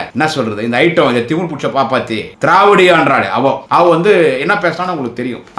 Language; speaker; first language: Tamil; non-native, local second language; Telugu